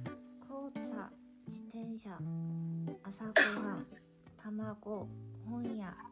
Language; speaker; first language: Japanese; non-native, learner; Korean